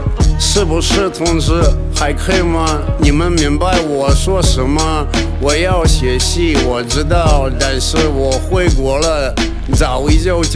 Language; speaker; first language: Chinese; non-native, learner; Russian